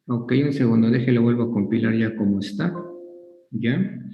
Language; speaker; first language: Spanish; native; Spanish